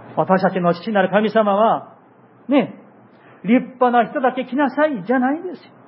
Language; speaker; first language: Japanese; non-native, fluent; Korean